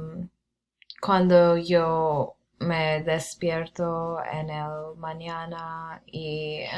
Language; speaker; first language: Spanish; non-native, learner; English